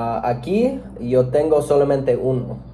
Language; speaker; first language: Spanish; non-native, learner; English